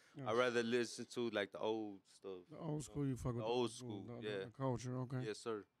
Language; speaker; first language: English; native; English